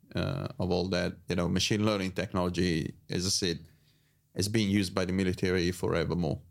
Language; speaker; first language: English; non-native, fluent; Italian